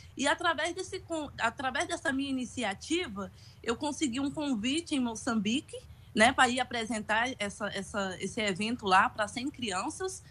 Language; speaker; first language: Portuguese; native; Portuguese